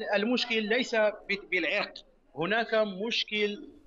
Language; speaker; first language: Arabic; non-native, local second language; Berber languages